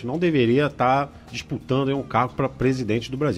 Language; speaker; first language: Portuguese; native; Portuguese